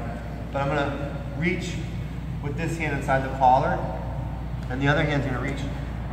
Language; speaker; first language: English; native; English